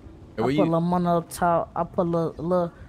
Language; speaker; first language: English; native; English